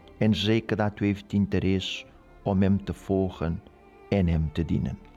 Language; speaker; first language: Dutch; non-native, learner; Portuguese